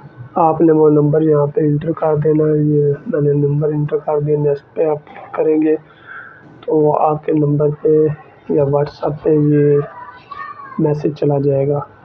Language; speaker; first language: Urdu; non-native, local second language; Punjabi